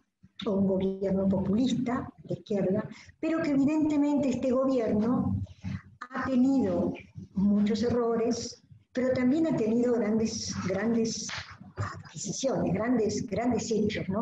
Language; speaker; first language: Spanish; native; Spanish